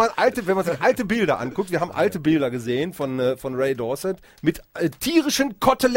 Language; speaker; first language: German; native; German